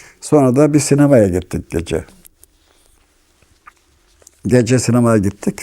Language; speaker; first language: Turkish; native; Turkish